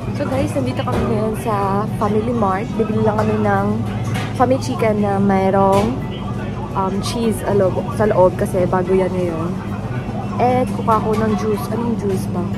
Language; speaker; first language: Filipino; native; Filipino